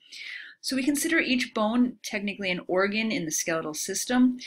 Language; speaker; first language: English; native; English